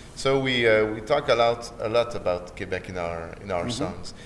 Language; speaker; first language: English; non-native, fluent; French